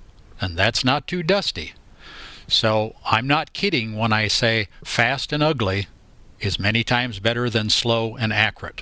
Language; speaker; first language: English; native; English